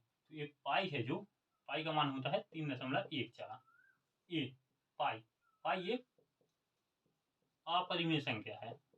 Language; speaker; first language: Hindi; native; Hindi